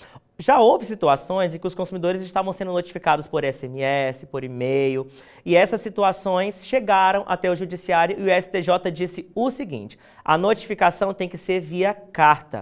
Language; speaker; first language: Portuguese; native; Portuguese